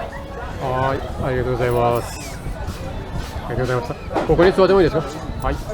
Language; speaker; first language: Japanese; non-native, learner; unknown